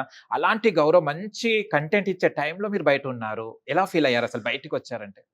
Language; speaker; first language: Telugu; native; Telugu